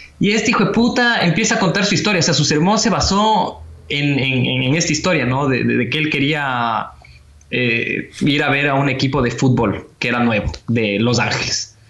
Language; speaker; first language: Spanish; native; Spanish